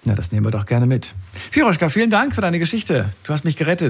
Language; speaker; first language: German; native; German